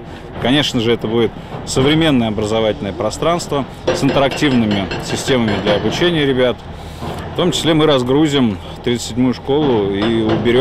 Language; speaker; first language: Russian; native; Russian